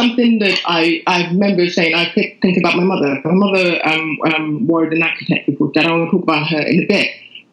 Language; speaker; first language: English; non-native, local second language; Yoruba